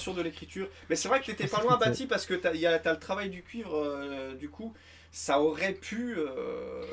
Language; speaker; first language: French; native; French